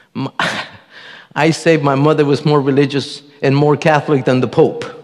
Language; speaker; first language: English; early bilingual, other home language; Spanish